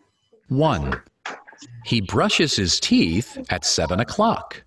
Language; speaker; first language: English; non-native, learner; Spanish